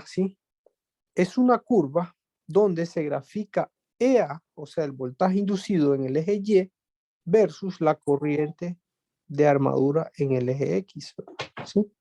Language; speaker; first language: Spanish; native; Spanish